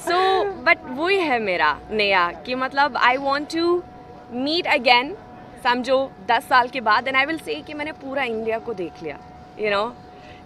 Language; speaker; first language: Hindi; non-native, learner; Swedish